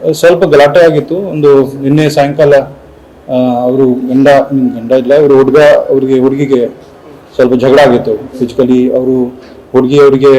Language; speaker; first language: Kannada; non-native, local second language; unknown